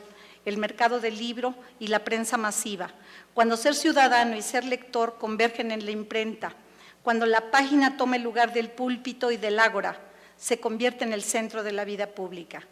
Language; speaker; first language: Spanish; native; Spanish